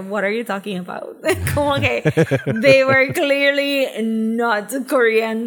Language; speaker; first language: English; non-native, local second language; Spanish